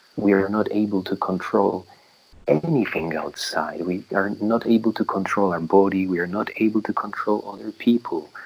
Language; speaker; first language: English; non-native, fluent; Polish